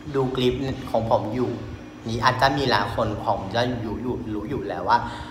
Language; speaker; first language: Thai; non-native, fluent; Vietnamese